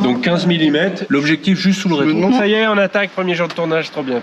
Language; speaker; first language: French; native; French